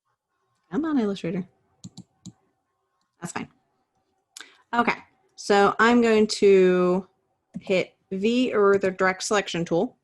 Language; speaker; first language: English; native; English